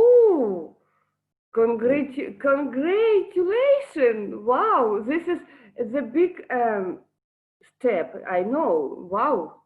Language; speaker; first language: English; non-native, learner; Russian